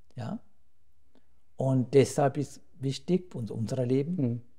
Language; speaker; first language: German; non-native, fluent; Sinhala